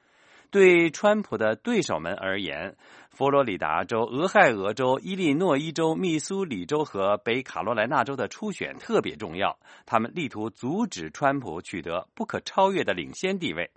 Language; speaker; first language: Chinese; native; Chinese